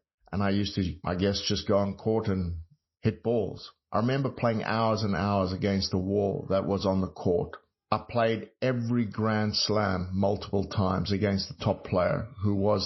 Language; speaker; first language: English; native; English